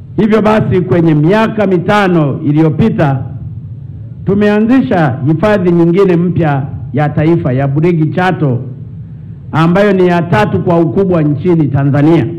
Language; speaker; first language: Swahili; non-native, local second language; Sukuma